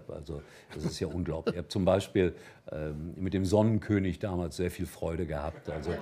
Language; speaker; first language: German; native; German